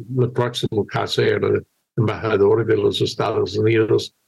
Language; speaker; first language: Spanish; non-native, fluent; English